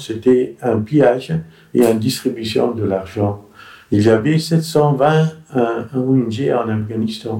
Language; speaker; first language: French; non-native, fluent; Persian